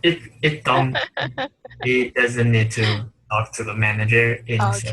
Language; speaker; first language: English; non-native, learner; Chinese